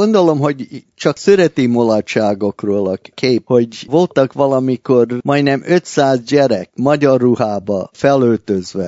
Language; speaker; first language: Hungarian; early bilingual, heritage; Hungarian